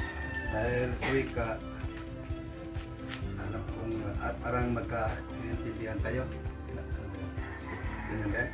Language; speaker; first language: Filipino; non-native, local second language; Cebuano